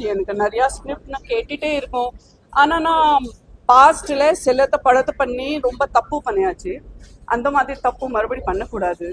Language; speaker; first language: Tamil; non-native, fluent; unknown